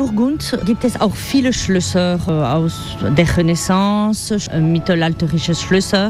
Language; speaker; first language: German; non-native, fluent; French